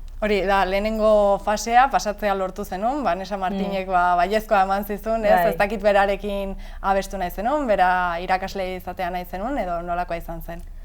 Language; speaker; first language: Basque; native; Basque